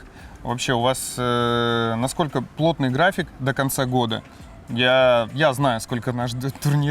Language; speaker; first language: Russian; native; Russian